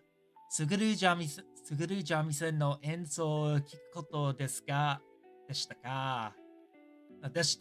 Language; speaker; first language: Japanese; non-native, learner; English